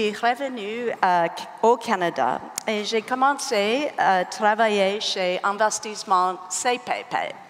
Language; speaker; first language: French; non-native, learner; English